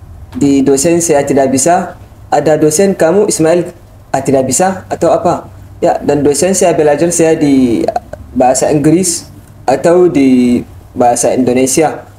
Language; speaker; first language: Indonesian; non-native, learner; Hausa